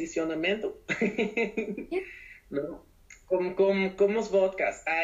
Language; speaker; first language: Portuguese; non-native, learner; Spanish